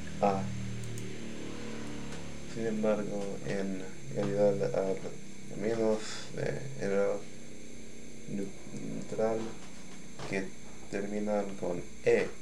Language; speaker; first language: Spanish; non-native, learner; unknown